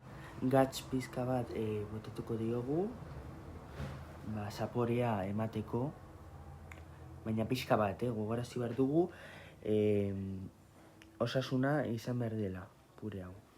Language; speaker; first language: Basque; non-native, local second language; Spanish